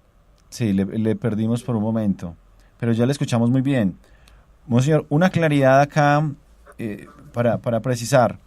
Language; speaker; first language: Spanish; native; Spanish